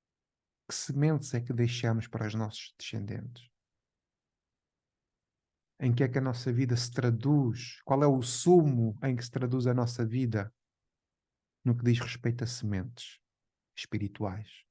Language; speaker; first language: Portuguese; native; Portuguese